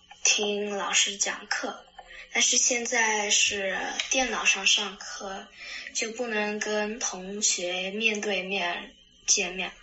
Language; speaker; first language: Chinese; early bilingual, heritage; Chinese